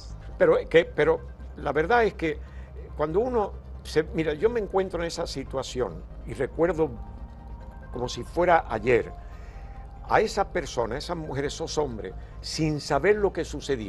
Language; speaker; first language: Spanish; native; Spanish